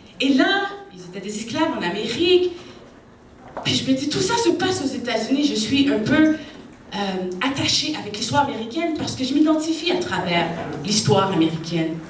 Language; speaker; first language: French; native; French